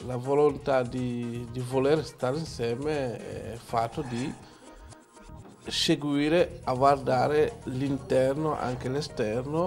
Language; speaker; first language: Italian; non-native, learner; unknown